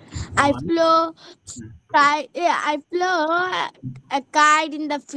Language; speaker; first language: English; non-native, learner; Bangla